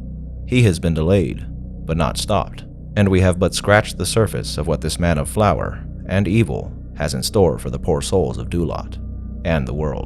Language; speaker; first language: English; native; English